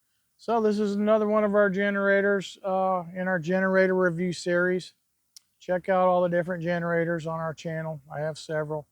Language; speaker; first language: English; native; English